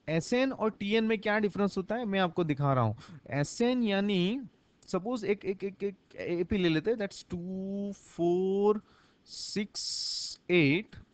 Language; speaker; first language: Hindi; non-native, local second language; Gujarati